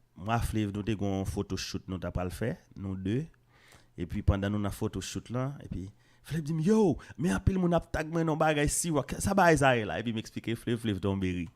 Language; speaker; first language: Haitian Creole; native; Haitian Creole